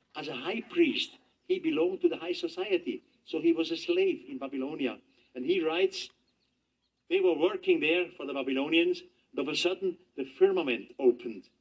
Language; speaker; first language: English; non-native, fluent; German